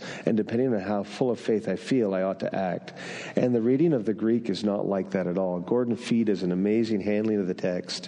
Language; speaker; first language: English; non-native, fluent; French